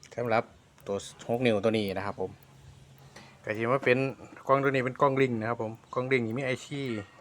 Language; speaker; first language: Thai; native; Thai